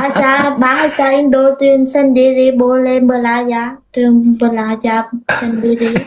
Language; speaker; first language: Indonesian; non-native, learner; Vietnamese